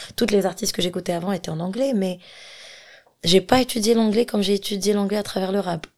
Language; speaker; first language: French; non-native, local second language; Arabic